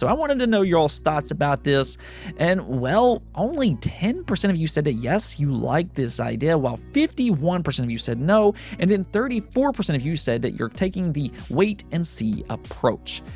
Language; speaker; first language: English; native; English